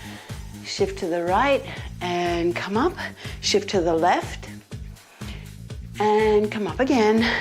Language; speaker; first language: English; native; English